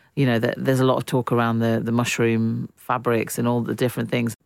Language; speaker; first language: English; native; English